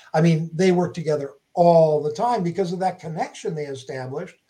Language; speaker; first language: English; native; English